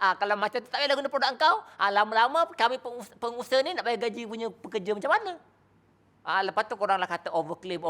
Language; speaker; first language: Malay; native; Malay